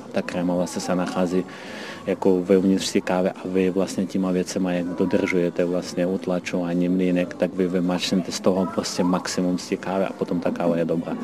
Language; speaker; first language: Czech; non-native, fluent; Ukrainian